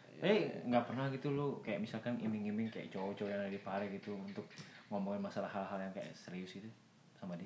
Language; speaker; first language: Indonesian; native; Indonesian